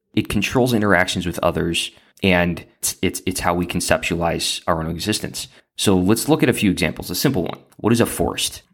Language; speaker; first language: English; native; English